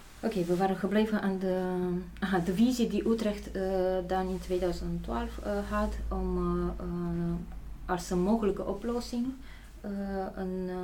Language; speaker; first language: Dutch; non-native, fluent; Polish